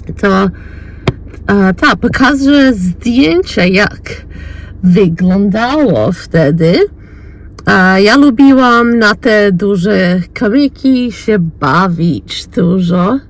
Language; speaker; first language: Polish; early bilingual, heritage; Polish